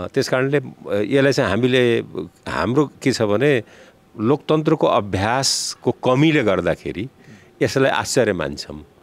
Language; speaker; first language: Nepali; non-native, local second language; Bhojpuri